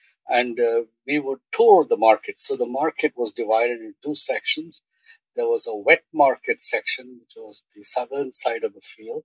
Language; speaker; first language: English; non-native, local second language; Tamil